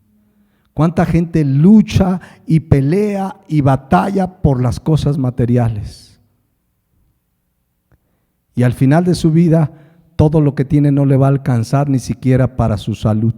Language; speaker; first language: Spanish; native; Spanish